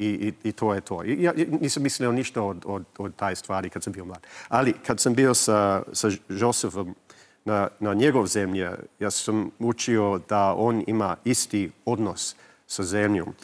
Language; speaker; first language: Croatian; early bilingual, heritage; English